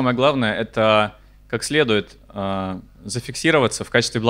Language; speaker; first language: Russian; native; Russian